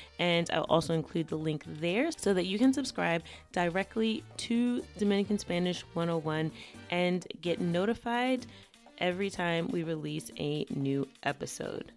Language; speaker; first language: English; native; English